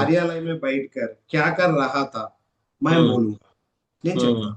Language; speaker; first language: Hindi; non-native, learner; Telugu